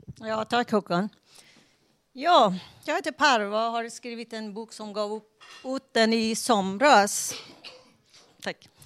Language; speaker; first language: Swedish; non-native, fluent; Persian